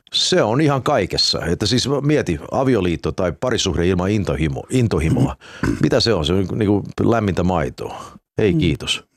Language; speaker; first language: Finnish; early bilingual, heritage; Finnish